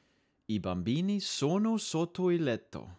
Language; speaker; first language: Italian; non-native, learner; English